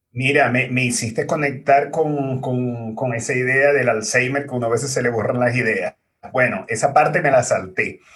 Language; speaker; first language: Spanish; native; Spanish